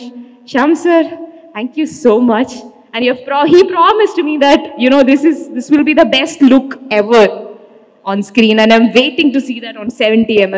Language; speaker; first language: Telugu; non-native, learner; Malayalam